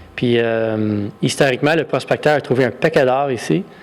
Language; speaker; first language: French; native; French